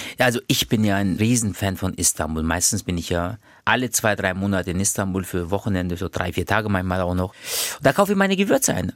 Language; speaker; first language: German; early bilingual, other home language; Turkish